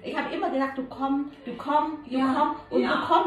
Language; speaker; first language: German; non-native, learner; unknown